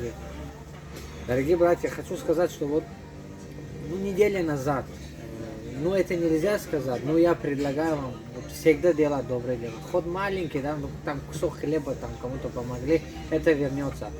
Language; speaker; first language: Russian; non-native, learner; Tajik